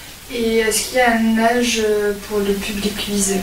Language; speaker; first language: French; native; French